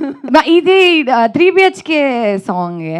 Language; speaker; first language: Telugu; non-native, learner; Kannada